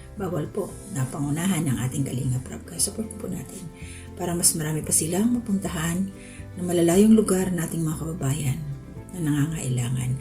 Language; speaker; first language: Filipino; non-native, local second language; Waray